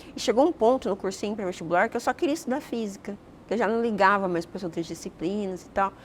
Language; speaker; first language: Portuguese; native; Portuguese